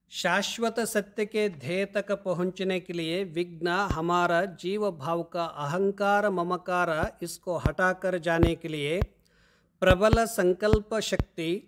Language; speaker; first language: Hindi; non-native, local second language; Kannada